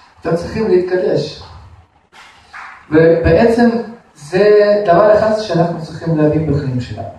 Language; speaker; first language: Hebrew; non-native, fluent; Russian